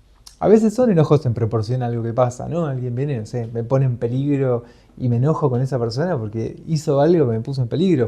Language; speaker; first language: Spanish; native; Spanish